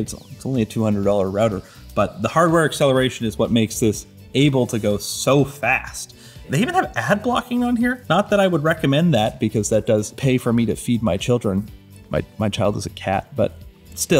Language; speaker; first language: English; native; English